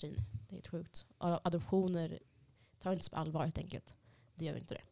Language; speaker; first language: Swedish; early bilingual, other home language; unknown